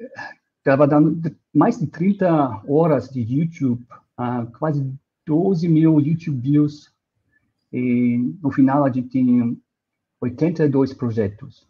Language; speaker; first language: Portuguese; non-native, fluent; German